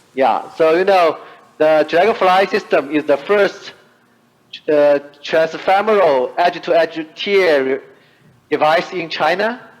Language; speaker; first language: English; non-native, fluent; Chinese